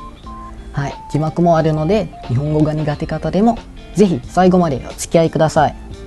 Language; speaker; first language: Japanese; non-native, fluent; Malay